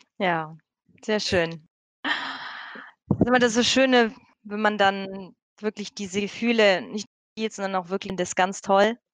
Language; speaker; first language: German; native; German